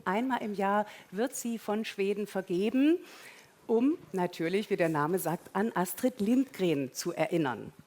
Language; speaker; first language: German; native; German